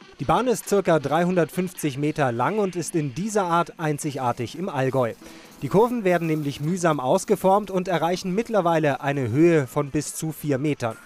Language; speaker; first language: German; native; German